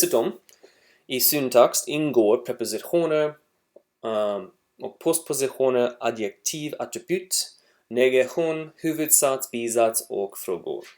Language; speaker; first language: Swedish; non-native, learner; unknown